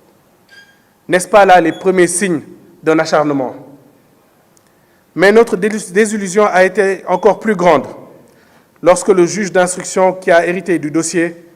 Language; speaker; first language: French; non-native, local second language; Wolof